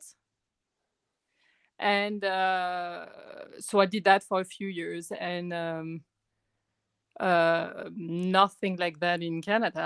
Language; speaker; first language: English; non-native, fluent; French